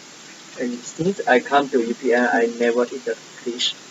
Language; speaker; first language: English; non-native, local second language; Malay